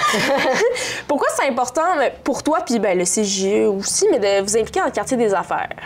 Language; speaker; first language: French; native; French